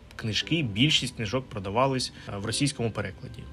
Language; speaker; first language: Ukrainian; non-native, local second language; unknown